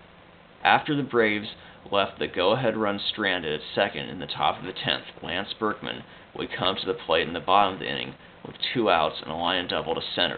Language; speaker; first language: English; native; English